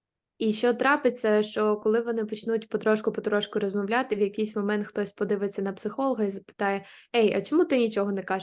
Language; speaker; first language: Ukrainian; native; Ukrainian